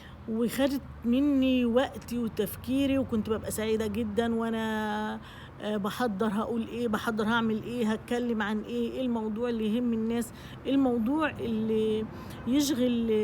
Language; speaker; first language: Arabic; native; Arabic